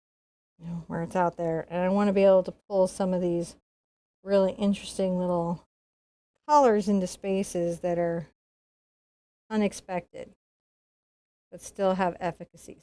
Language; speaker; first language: English; native; English